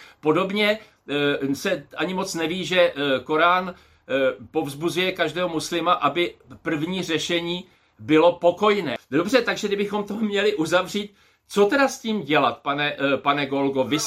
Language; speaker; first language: Czech; native; Czech